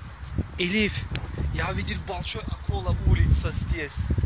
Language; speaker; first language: Russian; non-native, learner; Turkish